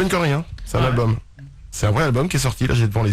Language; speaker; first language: French; native; French